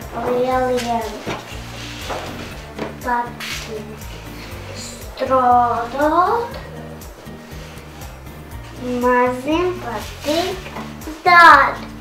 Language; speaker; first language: Latvian; early bilingual, heritage; Latvian